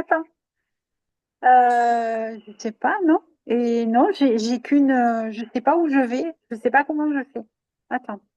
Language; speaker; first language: French; native; French